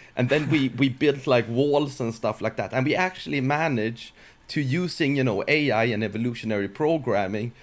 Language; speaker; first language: English; non-native, fluent; Swedish